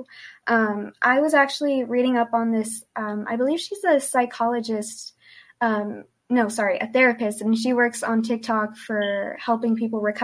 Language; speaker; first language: English; early bilingual, other home language; Spanish